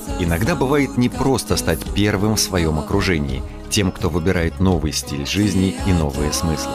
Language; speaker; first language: Russian; native; Russian